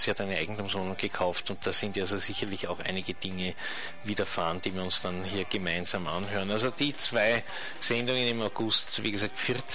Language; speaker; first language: German; native; German